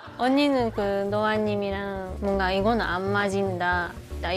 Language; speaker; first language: Korean; non-native, learner; Japanese